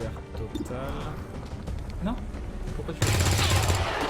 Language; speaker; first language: French; native; French